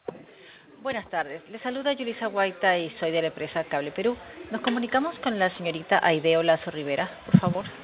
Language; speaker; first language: Spanish; native; Spanish